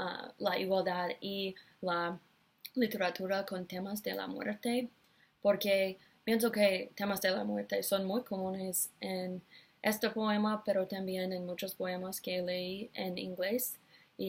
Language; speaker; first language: Spanish; non-native, learner; English